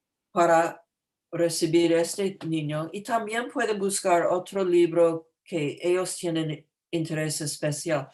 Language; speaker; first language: Spanish; non-native, fluent; English